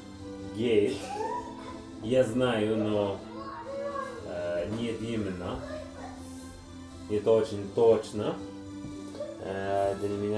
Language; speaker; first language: Russian; non-native, learner; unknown